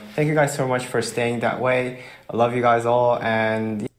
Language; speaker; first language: English; early bilingual, other home language; Japanese